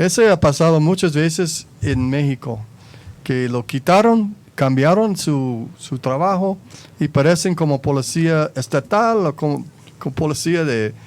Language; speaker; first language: Spanish; non-native, fluent; English